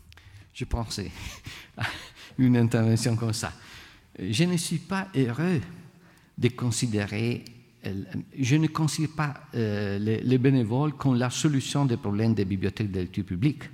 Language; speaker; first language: French; non-native, fluent; Italian